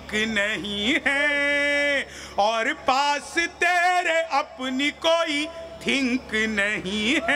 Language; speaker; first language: Hindi; native; Hindi